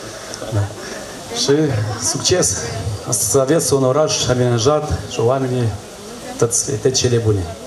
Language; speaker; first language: Romanian; non-native, local second language; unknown